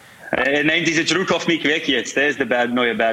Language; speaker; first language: German; non-native, fluent; English